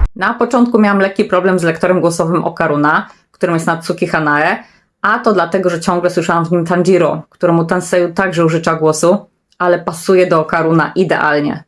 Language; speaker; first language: Polish; native; Polish